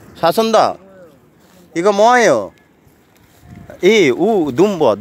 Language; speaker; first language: Korean; non-native, learner; Bangla